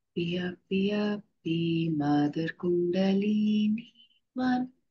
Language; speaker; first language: English; non-native, local second language; Telugu